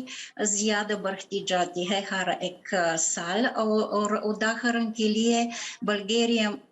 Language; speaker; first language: Hindi; non-native, fluent; Bulgarian